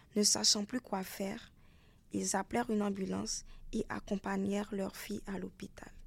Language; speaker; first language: French; non-native, local second language; Haitian Creole